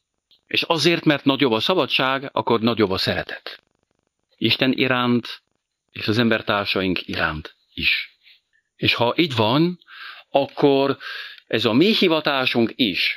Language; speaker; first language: Hungarian; non-native, fluent; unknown